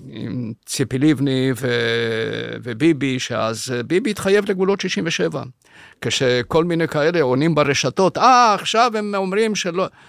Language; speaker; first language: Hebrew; early bilingual, other home language; Spanish